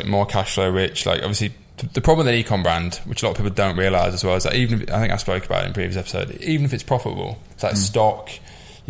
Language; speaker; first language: English; native; English